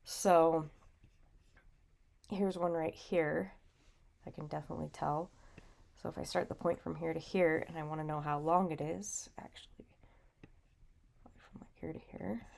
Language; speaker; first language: English; native; English